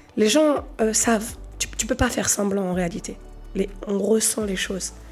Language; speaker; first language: French; native; French